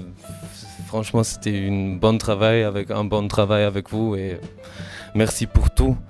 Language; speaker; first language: French; non-native, fluent; German